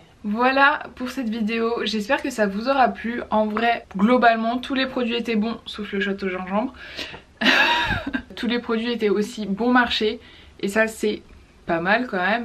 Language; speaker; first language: French; native; French